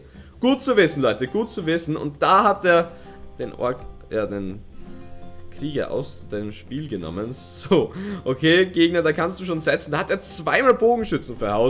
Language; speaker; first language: German; native; German